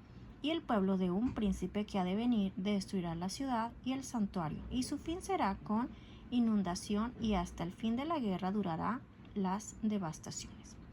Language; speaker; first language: Spanish; native; Spanish